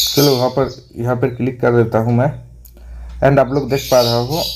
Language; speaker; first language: Hindi; non-native, local second language; Bangla